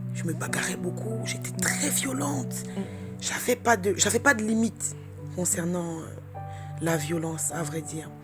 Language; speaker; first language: French; early bilingual, other home language; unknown